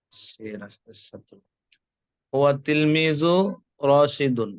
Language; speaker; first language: Arabic; non-native, learner; Bangla